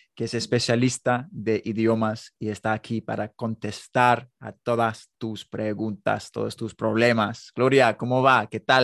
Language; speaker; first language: Spanish; non-native, learner; English